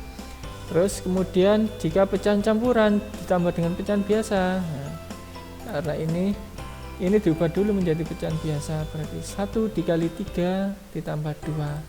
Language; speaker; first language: Indonesian; native; Indonesian